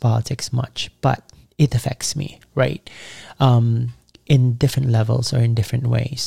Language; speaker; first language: English; non-native, local second language; Filipino